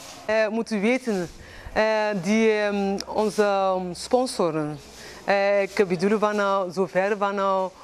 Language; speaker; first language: Dutch; non-native, learner; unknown